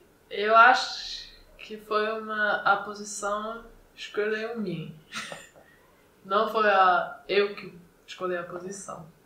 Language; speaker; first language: Portuguese; non-native, fluent; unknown